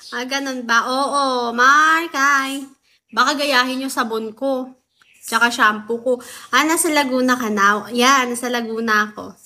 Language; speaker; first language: Filipino; non-native, local second language; Waray